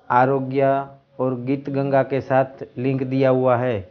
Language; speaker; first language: Hindi; non-native, local second language; Gujarati